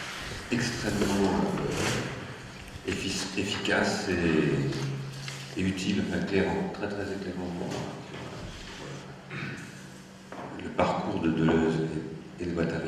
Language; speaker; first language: French; native; French